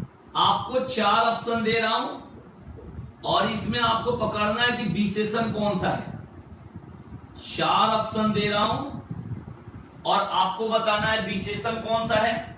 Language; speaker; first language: Hindi; native; Hindi